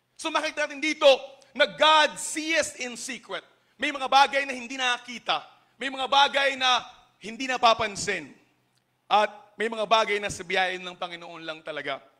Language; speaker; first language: Filipino; native; Filipino